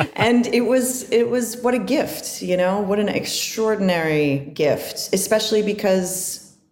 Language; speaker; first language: English; native; English